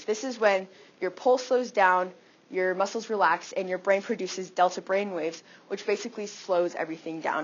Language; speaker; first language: English; native; English